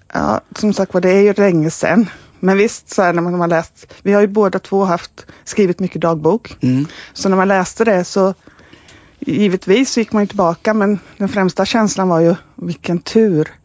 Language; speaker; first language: Swedish; native; Swedish